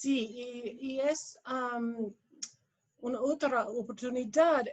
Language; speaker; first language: Spanish; non-native, learner; English